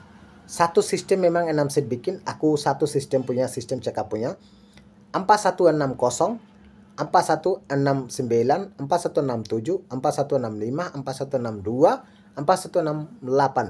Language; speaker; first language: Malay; non-native, learner; Bangla